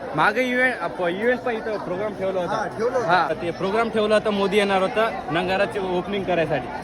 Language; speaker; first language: Marathi; non-native, local second language; Lambadi